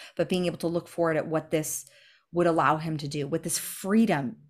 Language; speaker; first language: English; native; English